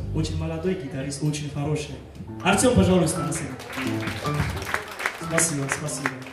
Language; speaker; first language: Russian; non-native, fluent; French